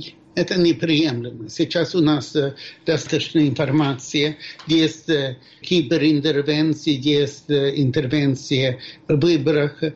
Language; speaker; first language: Russian; non-native, fluent; Swedish